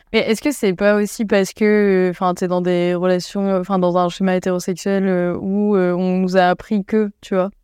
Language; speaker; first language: French; native; French